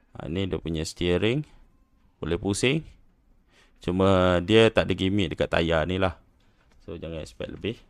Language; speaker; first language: Malay; native; Malay